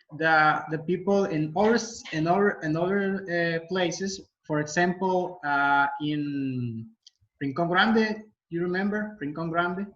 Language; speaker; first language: English; non-native, learner; Spanish